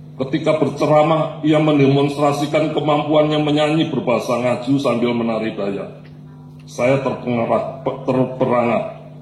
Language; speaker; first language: Indonesian; non-native, local second language; Javanese